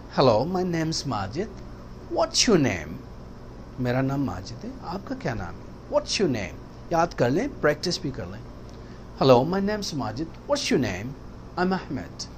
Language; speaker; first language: Urdu; native; Urdu